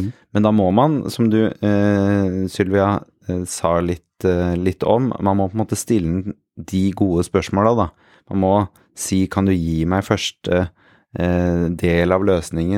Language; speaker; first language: Norwegian; native; Norwegian